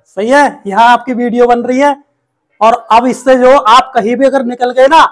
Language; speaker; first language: Hindi; native; Hindi